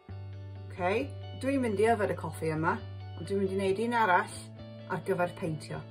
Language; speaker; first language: Welsh; non-native, local second language; English